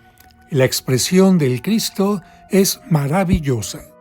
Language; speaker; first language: Spanish; native; Spanish